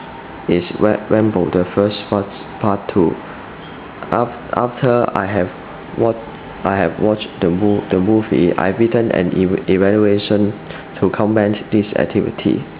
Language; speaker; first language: English; non-native, learner; Cantonese